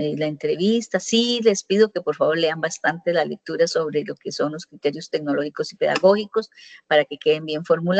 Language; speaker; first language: Spanish; native; Spanish